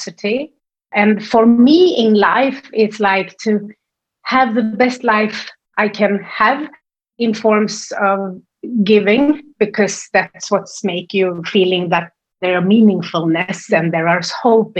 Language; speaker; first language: English; non-native, fluent; Swedish